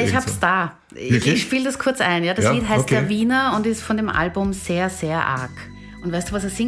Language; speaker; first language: German; native; German